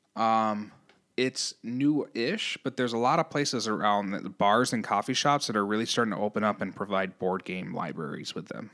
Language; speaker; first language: English; native; English